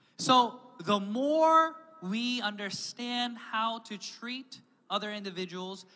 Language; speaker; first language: English; native; English